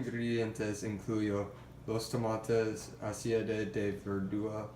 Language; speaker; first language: Spanish; non-native, learner; English